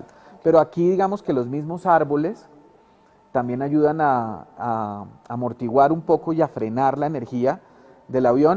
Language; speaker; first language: Spanish; native; Spanish